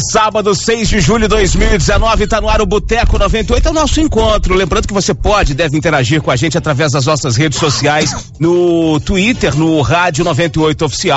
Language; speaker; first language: Portuguese; native; Portuguese